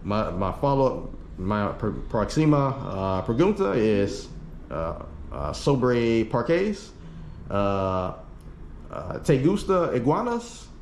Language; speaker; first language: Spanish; non-native, learner; English